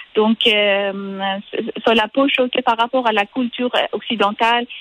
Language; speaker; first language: French; non-native, fluent; Persian